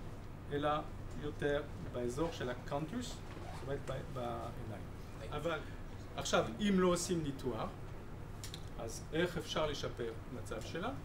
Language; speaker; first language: Hebrew; non-native, fluent; French